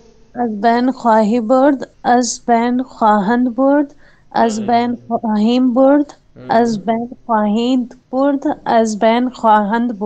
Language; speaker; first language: Persian; non-native, learner; Urdu